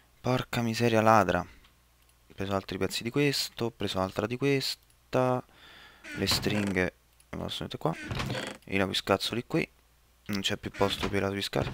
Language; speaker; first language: Italian; native; Italian